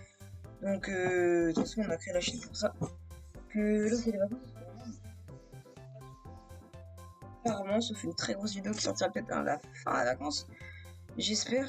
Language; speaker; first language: French; native; French